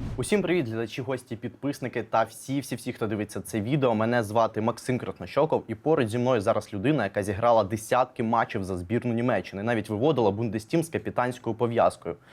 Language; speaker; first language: Ukrainian; native; Ukrainian